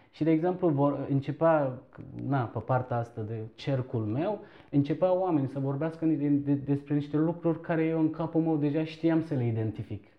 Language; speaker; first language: Romanian; non-native, fluent; Turkish